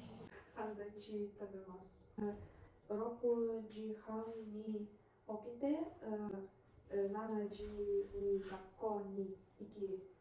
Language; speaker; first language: Japanese; non-native, learner; Lithuanian